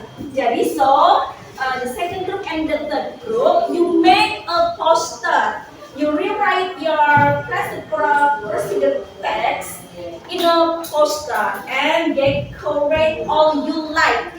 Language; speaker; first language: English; non-native, learner; Indonesian